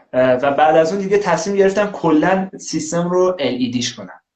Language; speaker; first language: Persian; native; Persian